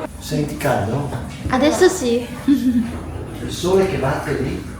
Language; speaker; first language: Italian; non-native, learner; Korean